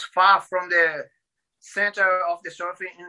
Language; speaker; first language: English; non-native, learner; Portuguese